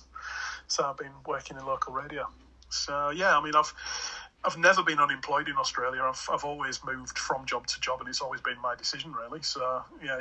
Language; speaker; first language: English; native; English